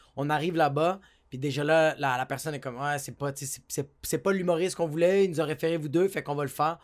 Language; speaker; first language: French; native; French